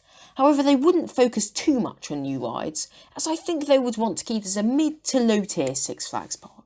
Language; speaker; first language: English; native; English